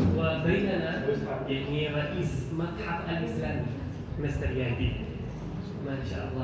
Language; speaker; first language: Arabic; non-native, fluent; Indonesian